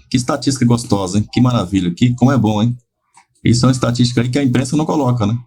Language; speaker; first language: Portuguese; native; Portuguese